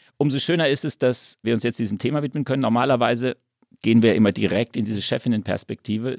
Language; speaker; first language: German; native; German